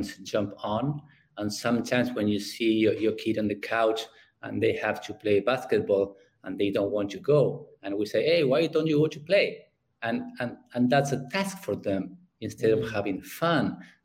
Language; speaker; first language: English; non-native, fluent; Spanish